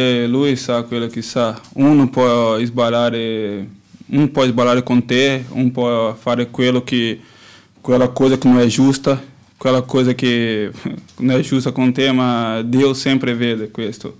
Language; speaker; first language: Italian; non-native, learner; Portuguese